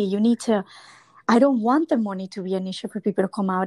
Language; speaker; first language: English; non-native, fluent; Spanish